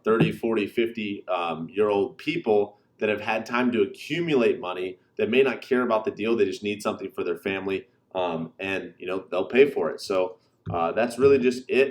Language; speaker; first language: English; native; English